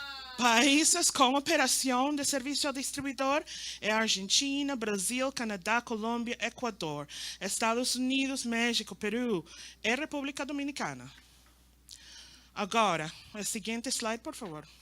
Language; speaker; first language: Portuguese; non-native, learner; Spanish